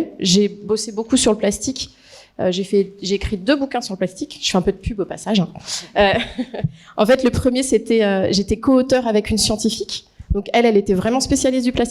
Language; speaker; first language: French; native; French